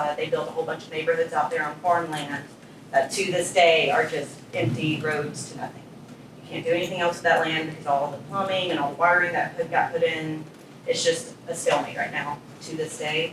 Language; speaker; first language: English; native; English